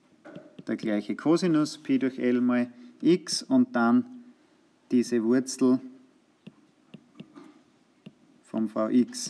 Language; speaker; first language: German; native; German